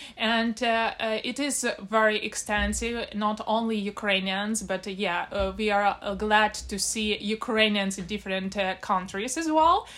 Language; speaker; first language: English; non-native, fluent; Ukrainian